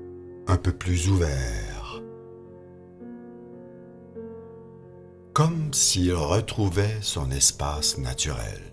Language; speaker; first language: French; native; French